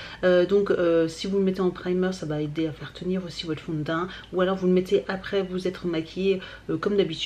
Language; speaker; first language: French; native; French